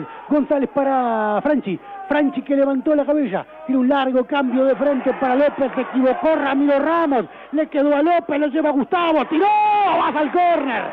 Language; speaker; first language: Spanish; native; Spanish